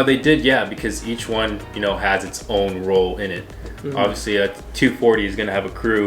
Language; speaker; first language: English; native; English